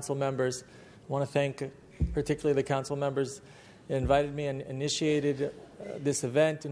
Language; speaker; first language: English; native; English